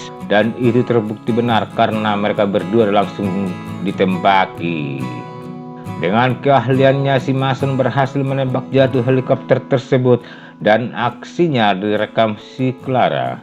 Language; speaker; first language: Indonesian; native; Indonesian